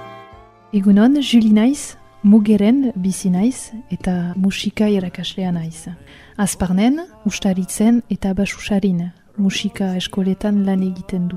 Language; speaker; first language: Basque; non-native, learner; French